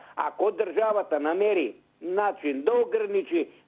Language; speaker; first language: Bulgarian; native; Bulgarian